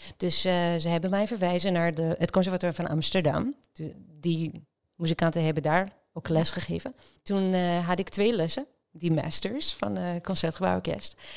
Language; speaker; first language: Dutch; non-native, fluent; Hebrew